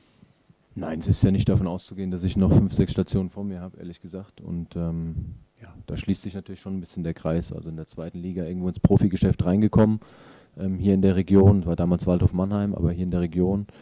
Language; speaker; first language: German; native; German